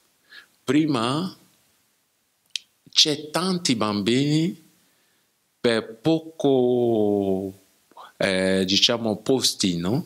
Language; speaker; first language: Italian; non-native, learner; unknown